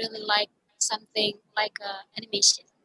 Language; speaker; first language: English; non-native, learner; Indonesian